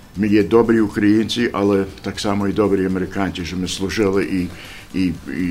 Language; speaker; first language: Ukrainian; early bilingual, heritage; Ukrainian